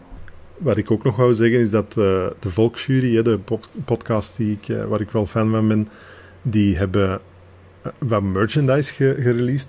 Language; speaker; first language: Dutch; native; Dutch